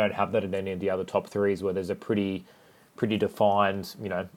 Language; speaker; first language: English; native; English